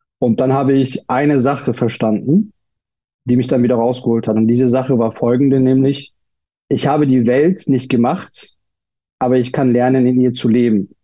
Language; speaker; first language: German; early bilingual, other home language; Turkish